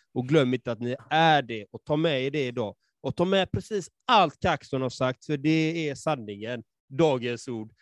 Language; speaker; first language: Swedish; native; Swedish